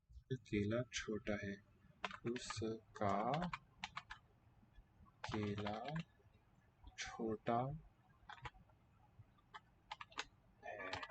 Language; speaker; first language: Hindi; non-native, learner; English